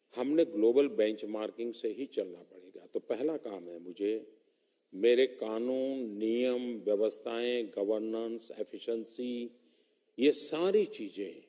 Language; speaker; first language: Hindi; non-native, local second language; Gujarati